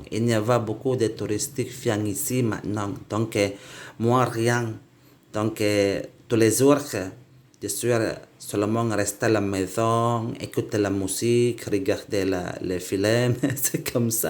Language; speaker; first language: French; non-native, learner; Indonesian